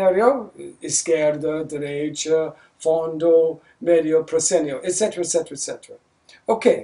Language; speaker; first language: Spanish; non-native, learner; English